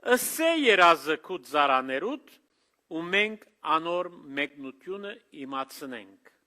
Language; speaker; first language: Armenian; early bilingual, heritage; Armenian